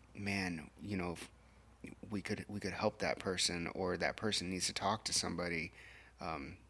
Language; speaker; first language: English; native; English